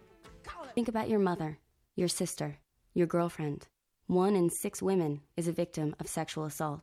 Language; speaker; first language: English; native; English